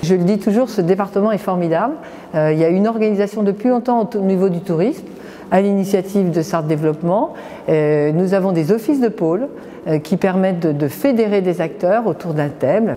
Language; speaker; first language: French; native; French